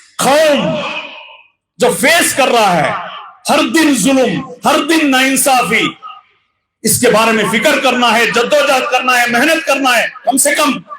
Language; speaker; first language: Kannada; non-native, local second language; Urdu